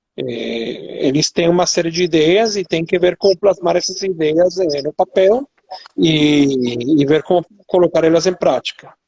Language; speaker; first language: Portuguese; non-native, fluent; Spanish